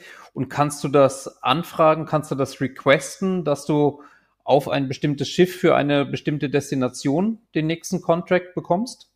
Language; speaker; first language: German; native; German